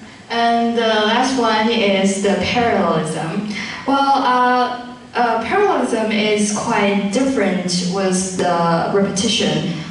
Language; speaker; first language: English; non-native, fluent; Chinese